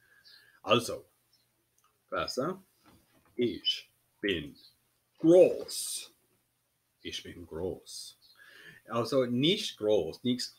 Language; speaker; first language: German; non-native, fluent; English